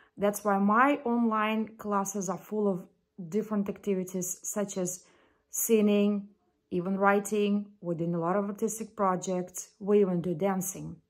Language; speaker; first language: English; non-native, fluent; Russian